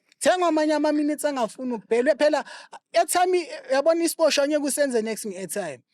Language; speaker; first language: Zulu; non-native, local second language; Southern Sotho